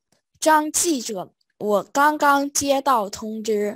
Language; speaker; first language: Chinese; non-native, fluent; Vietnamese